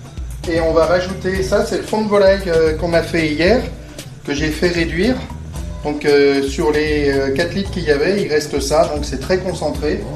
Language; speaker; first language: French; native; French